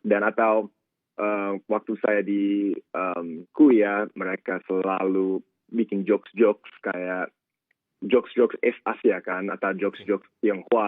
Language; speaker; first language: Indonesian; early bilingual, heritage; Indonesian